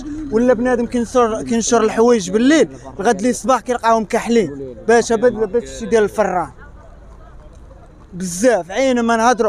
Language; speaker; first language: Arabic; native; Arabic